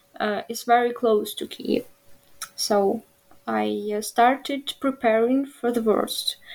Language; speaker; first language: English; non-native, learner; Ukrainian